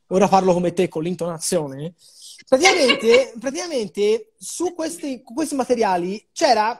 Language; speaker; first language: Italian; native; Italian